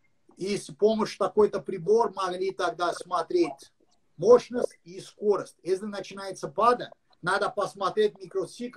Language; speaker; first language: Russian; non-native, learner; English